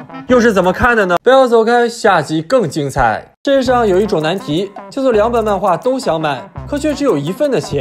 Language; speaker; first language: Chinese; native; Chinese